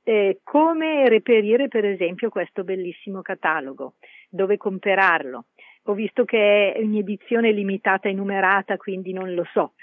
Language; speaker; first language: Italian; native; Italian